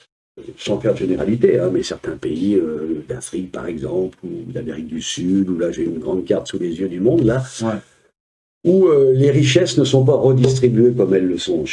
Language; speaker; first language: French; native; French